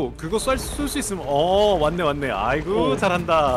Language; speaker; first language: Korean; native; Korean